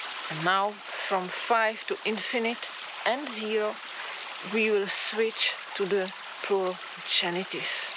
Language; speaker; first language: English; non-native, fluent; Czech